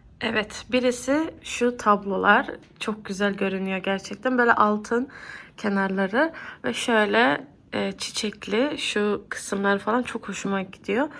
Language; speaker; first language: Turkish; early bilingual, heritage; Turkish